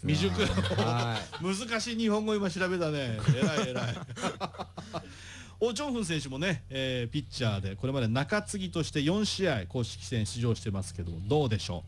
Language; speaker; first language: Japanese; native; Japanese